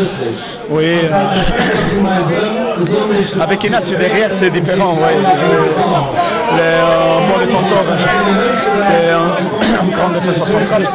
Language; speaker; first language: French; non-native, fluent; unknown